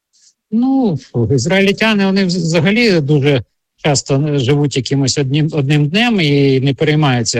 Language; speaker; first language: Ukrainian; native; Ukrainian